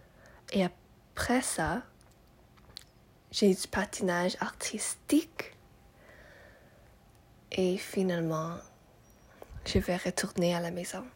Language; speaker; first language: French; non-native, local second language; English